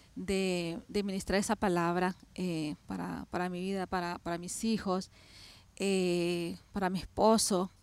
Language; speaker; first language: Spanish; native; Spanish